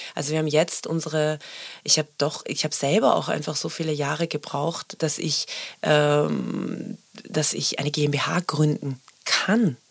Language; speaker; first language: German; early bilingual, other home language; Persian